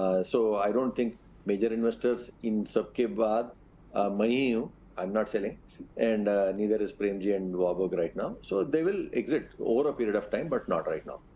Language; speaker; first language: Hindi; non-native, local second language; Telugu